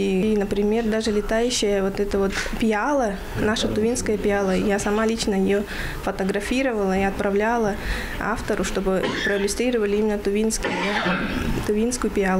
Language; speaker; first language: Russian; non-native, local second language; Tuvinian